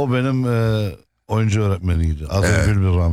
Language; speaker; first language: Turkish; non-native, fluent; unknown